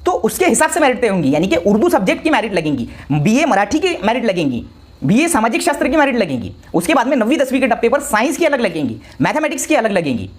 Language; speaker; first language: Hindi; non-native, local second language; Marathi